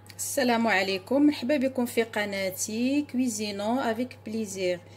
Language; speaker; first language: French; non-native, local second language; Arabic